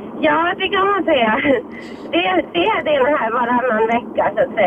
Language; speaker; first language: Swedish; non-native, fluent; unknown